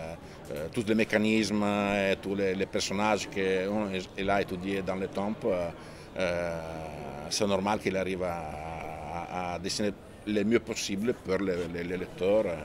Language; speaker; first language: French; non-native, fluent; Italian